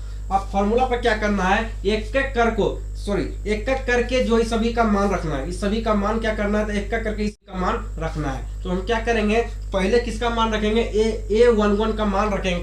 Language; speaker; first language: Hindi; native; Hindi